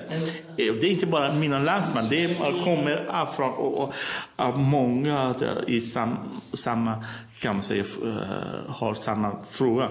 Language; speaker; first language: Swedish; non-native, learner; Persian